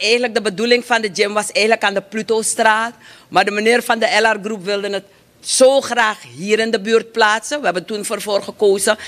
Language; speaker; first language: Dutch; native; Dutch